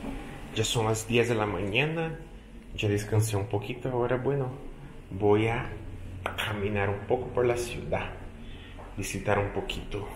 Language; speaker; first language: Spanish; non-native, fluent; Portuguese